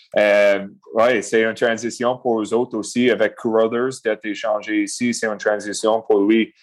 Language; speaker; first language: French; non-native, local second language; English